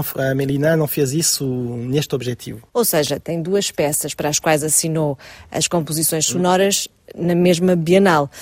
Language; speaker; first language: Portuguese; early bilingual, heritage; French